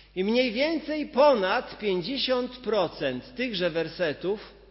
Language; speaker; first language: Polish; native; Polish